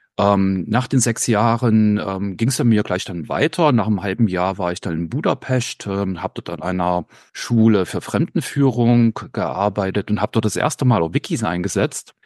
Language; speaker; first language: German; native; German